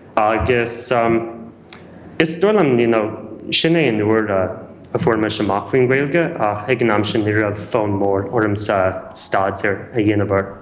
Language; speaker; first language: Irish; non-native, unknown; English